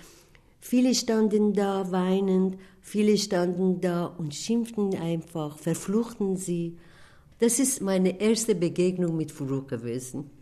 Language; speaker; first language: German; non-native, fluent; Persian